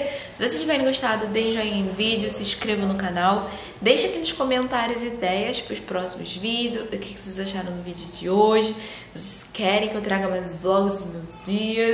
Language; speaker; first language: Portuguese; native; Portuguese